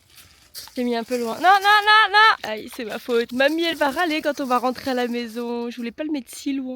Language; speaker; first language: French; native; French